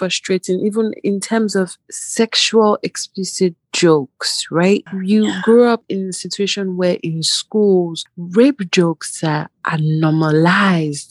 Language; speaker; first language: English; non-native, local second language; Igbo